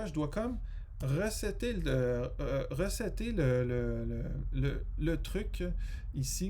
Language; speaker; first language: French; native; French